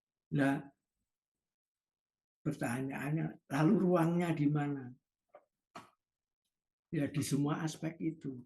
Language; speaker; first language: Indonesian; native; Indonesian